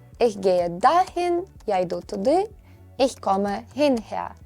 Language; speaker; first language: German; non-native, fluent; Ukrainian